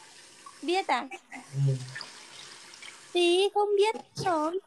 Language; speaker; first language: Vietnamese; non-native, learner; Indonesian